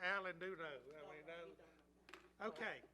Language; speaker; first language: English; native; English